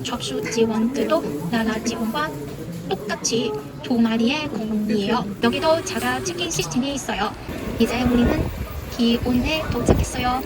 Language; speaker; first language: Korean; non-native, learner; Cantonese